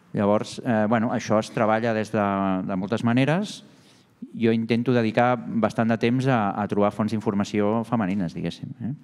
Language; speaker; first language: Catalan; native; Catalan